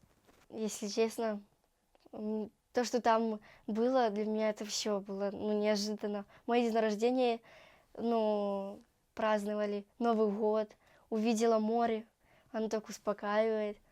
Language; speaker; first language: Russian; native; Russian